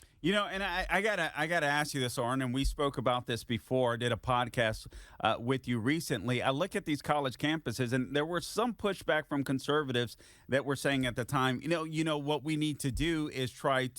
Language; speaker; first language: English; native; English